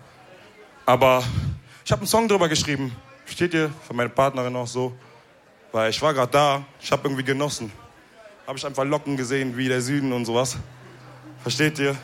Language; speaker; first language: German; early bilingual, other home language; Wolof